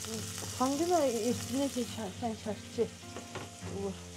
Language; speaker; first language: Mongolian; non-native, fluent; Japanese